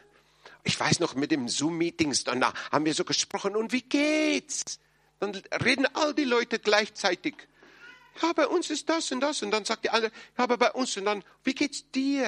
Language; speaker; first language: German; non-native, fluent; English